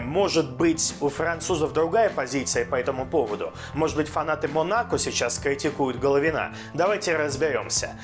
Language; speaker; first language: Russian; native; Russian